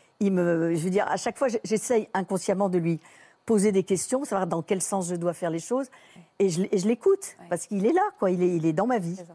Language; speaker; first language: French; native; French